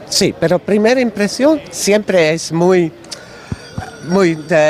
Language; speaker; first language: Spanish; non-native, learner; Dutch